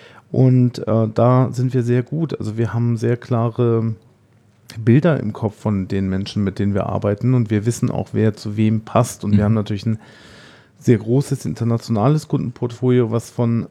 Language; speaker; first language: German; native; German